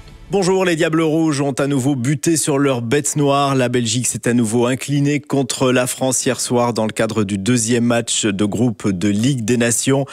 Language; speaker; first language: French; native; French